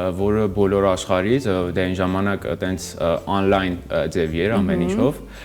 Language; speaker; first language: Armenian; early bilingual, heritage; Armenian